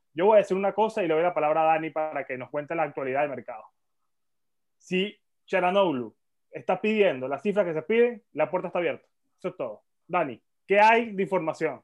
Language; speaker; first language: Spanish; native; Spanish